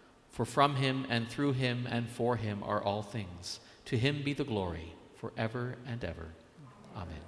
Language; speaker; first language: English; native; English